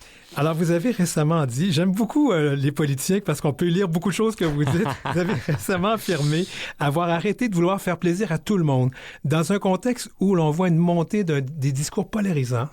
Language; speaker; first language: French; native; French